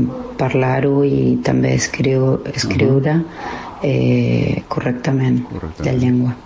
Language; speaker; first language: Catalan; non-native, fluent; Spanish